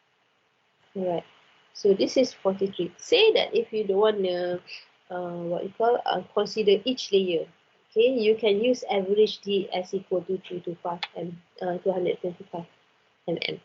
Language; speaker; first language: English; non-native, local second language; Malay